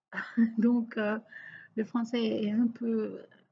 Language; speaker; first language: French; non-native, local second language; Portuguese